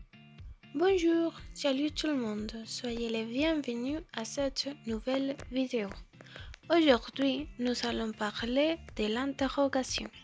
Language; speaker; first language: French; non-native, learner; Spanish